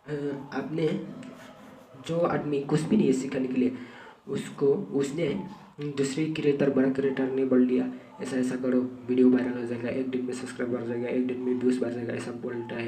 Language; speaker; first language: Hindi; non-native, local second language; Bodo